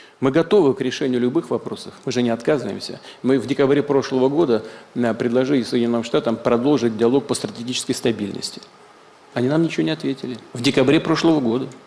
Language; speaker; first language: Russian; native; Russian